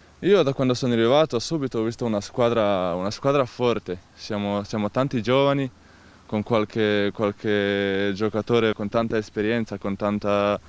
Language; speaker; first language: Italian; non-native, fluent; Slovenian